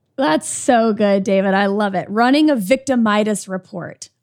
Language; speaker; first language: English; native; English